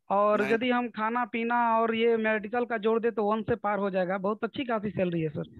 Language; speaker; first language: Hindi; native; Hindi